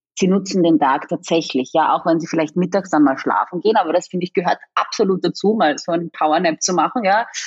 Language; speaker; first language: German; native; German